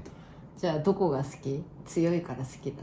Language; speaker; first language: Japanese; non-native, fluent; Korean